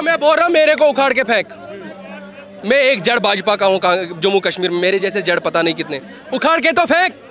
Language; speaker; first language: Hindi; native; Hindi